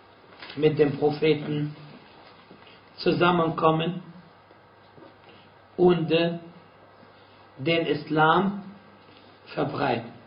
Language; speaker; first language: German; non-native, fluent; Arabic